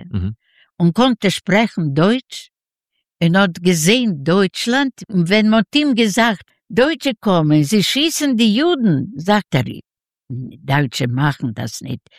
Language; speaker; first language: German; non-native, learner; Yiddish